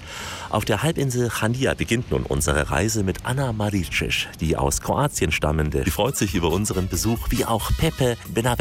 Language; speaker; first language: German; native; German